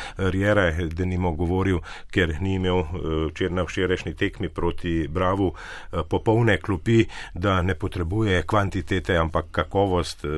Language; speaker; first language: Slovenian; native; Slovenian